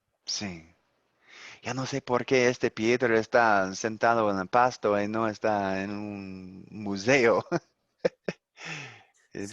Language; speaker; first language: Spanish; non-native, learner; English